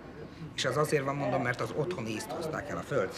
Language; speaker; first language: Hungarian; native; Hungarian